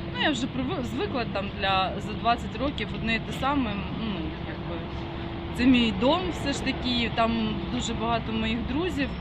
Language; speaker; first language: Ukrainian; early bilingual, other home language; Georgian